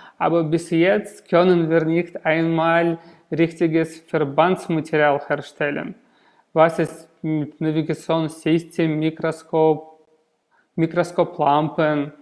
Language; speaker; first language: German; non-native, learner; Russian